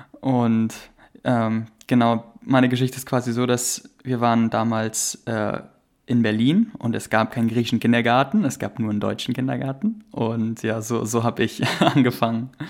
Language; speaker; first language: German; native; German